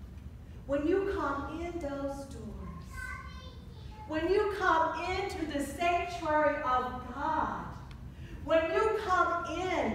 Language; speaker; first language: English; native; English